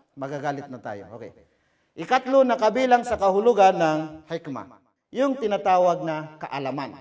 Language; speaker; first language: Filipino; non-native, local second language; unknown